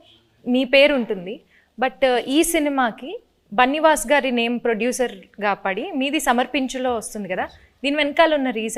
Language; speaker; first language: Telugu; native; Telugu